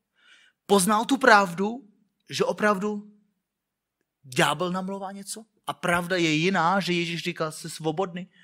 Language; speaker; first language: Czech; non-native, fluent; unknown